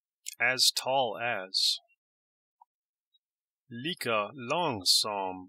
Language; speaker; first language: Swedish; non-native, learner; English